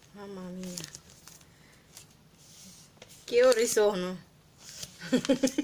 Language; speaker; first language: Italian; non-native, learner; Filipino